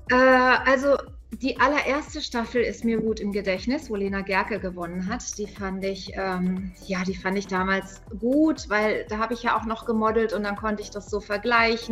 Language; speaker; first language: German; native; German